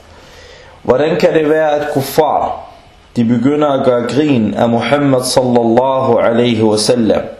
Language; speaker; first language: Danish; non-native, local second language; Arabic